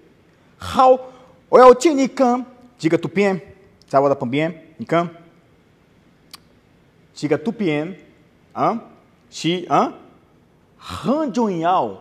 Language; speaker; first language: Chinese; non-native, learner; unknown